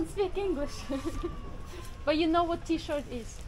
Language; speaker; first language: English; non-native, fluent; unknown